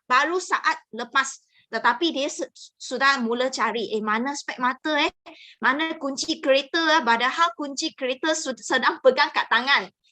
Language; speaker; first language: Malay; non-native, local second language; Chinese